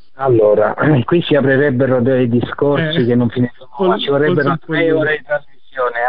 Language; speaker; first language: Italian; native; Italian